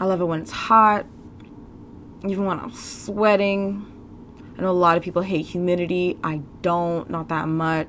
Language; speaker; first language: English; native; English